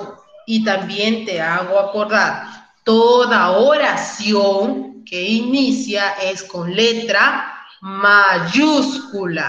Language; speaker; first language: Spanish; native; Spanish